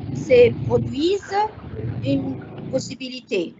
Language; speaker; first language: French; non-native, fluent; Arabic